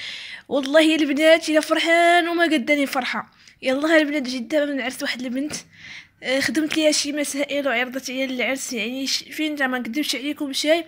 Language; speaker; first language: Arabic; native; Arabic